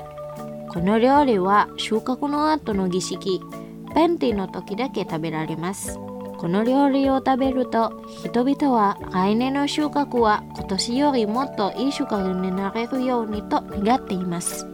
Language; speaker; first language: Japanese; non-native, fluent; Indonesian